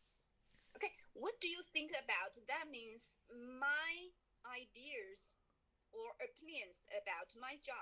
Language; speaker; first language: English; non-native, learner; Chinese